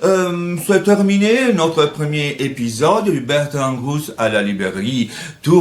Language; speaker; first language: French; non-native, fluent; Italian